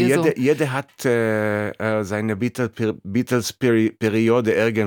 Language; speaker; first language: German; non-native, fluent; Hebrew